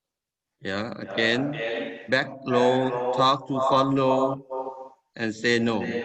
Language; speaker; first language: English; non-native, learner; Thai